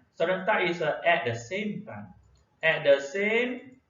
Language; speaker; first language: English; non-native, local second language; Chinese